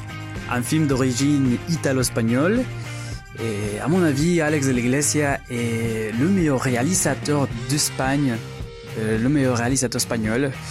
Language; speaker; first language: French; non-native, fluent; Spanish